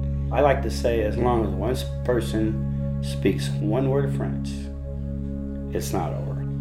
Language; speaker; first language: English; native; English